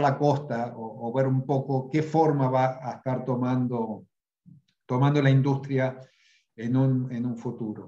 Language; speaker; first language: Spanish; native; Spanish